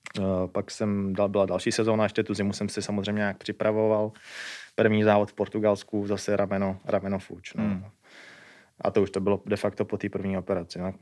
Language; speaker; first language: Czech; native; Czech